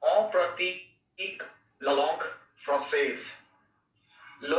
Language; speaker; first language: French; non-native, learner; Hindi